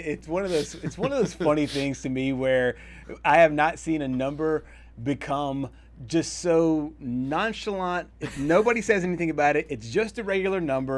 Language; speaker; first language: English; native; English